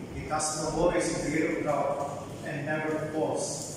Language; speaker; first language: English; non-native, local second language; Filipino